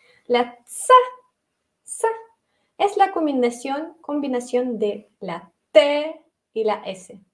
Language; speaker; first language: Spanish; non-native, fluent; Russian